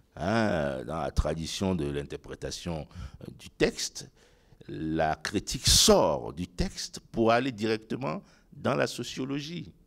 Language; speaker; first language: French; non-native, local second language; Ewe